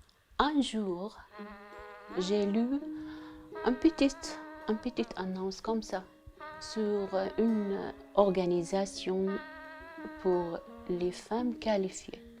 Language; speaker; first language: French; non-native, fluent; Arabic